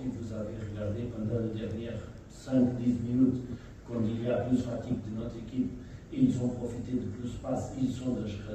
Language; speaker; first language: French; non-native, learner; Portuguese